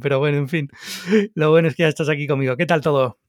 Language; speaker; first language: Spanish; native; Spanish